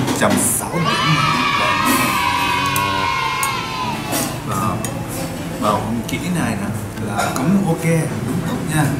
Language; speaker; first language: Vietnamese; non-native, learner; Japanese